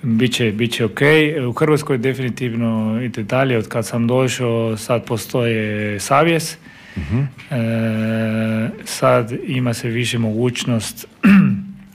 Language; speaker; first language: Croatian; non-native, learner; Spanish